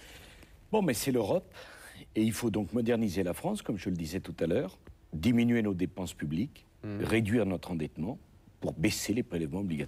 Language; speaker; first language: French; native; French